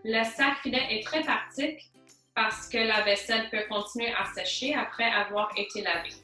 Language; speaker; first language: French; non-native, local second language; English